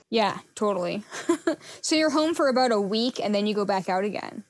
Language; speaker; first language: English; native; English